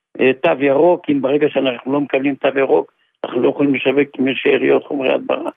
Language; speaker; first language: Hebrew; native; Hebrew